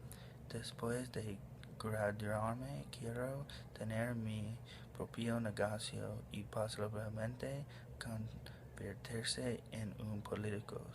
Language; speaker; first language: Spanish; non-native, learner; English